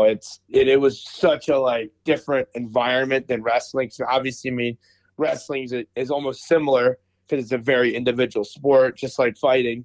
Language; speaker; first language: English; native; English